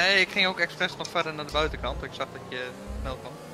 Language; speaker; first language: Dutch; native; Dutch